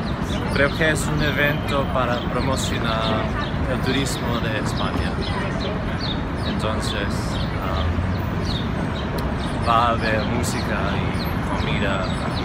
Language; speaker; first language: Spanish; non-native, fluent; English